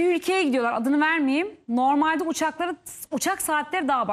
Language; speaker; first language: Turkish; native; Turkish